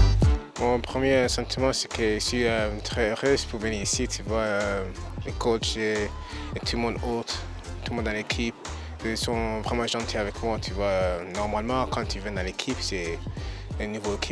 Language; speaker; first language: French; early bilingual, heritage; English